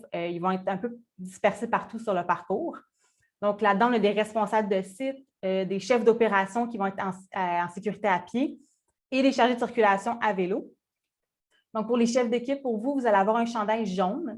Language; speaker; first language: French; native; French